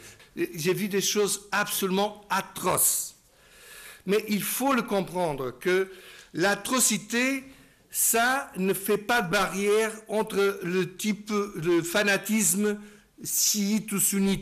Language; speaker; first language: French; non-native, fluent; Portuguese